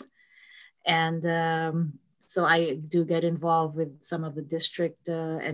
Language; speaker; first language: English; non-native, local second language; Filipino